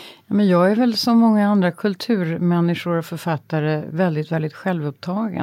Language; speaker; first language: Swedish; native; Swedish